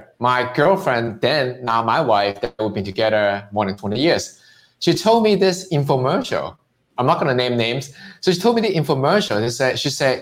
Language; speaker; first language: English; non-native, local second language; Cantonese